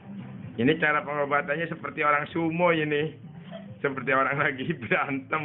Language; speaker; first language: Indonesian; native; Indonesian